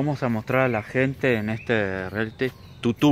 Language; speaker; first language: Spanish; native; Spanish